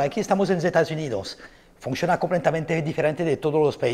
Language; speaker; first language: Spanish; non-native, learner; French